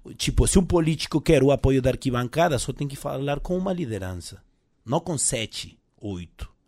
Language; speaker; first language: Portuguese; non-native, fluent; Spanish